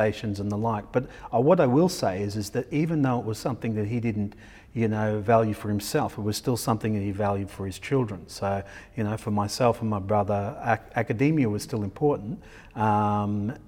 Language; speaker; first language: English; native; English